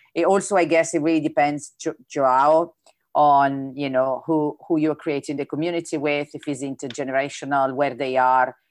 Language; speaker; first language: English; non-native, fluent; Italian